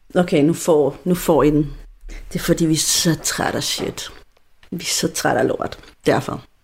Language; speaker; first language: Danish; non-native, fluent; Spanish